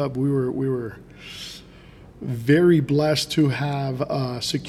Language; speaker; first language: English; native; English